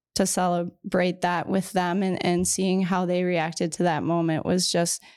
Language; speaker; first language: English; native; English